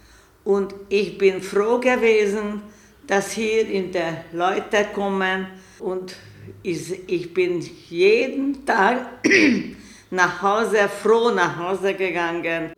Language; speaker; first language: German; non-native, learner; Hungarian